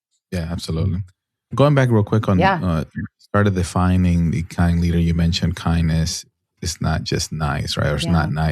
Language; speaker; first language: English; non-native, fluent; Spanish